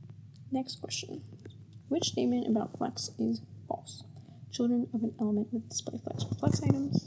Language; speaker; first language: English; native; English